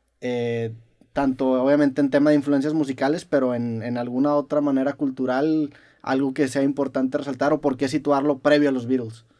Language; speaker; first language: Spanish; native; Spanish